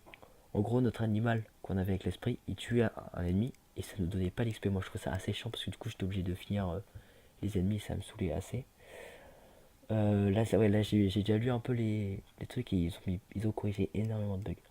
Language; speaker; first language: French; native; French